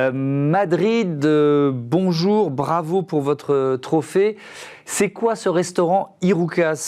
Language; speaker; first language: French; native; French